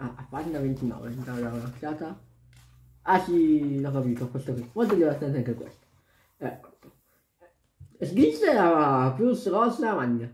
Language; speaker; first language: Italian; native; Italian